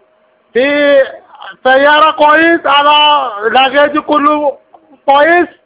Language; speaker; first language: Arabic; non-native, learner; Bangla